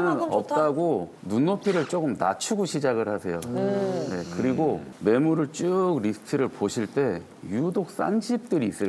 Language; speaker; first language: Korean; native; Korean